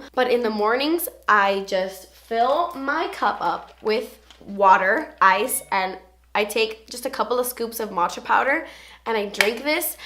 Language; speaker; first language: English; native; English